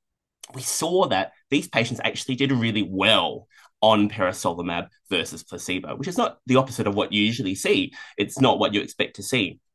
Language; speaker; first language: English; native; English